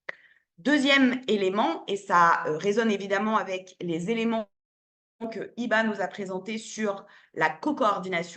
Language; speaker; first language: French; native; French